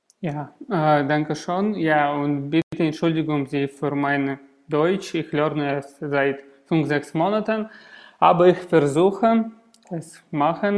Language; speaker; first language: German; non-native, learner; Russian